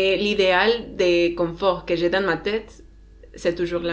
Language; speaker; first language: French; non-native, learner; Spanish